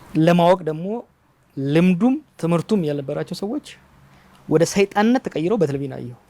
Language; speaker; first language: Amharic; non-native, local second language; Oromo